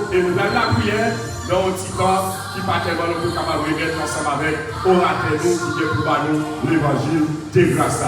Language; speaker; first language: French; non-native, local second language; Haitian Creole